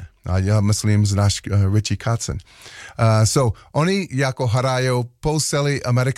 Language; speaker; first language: Czech; non-native, learner; Slovak